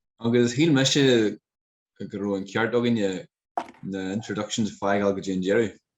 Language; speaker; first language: Irish; non-native, local second language; English